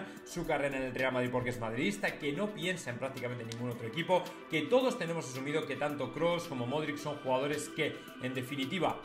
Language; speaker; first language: Spanish; native; Spanish